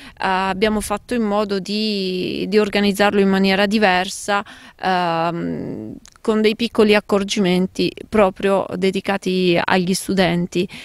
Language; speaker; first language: Italian; native; Italian